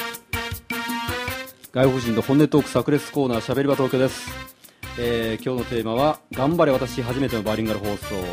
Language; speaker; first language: Japanese; native; Japanese